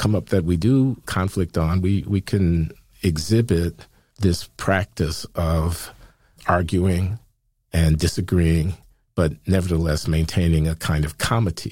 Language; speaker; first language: English; native; English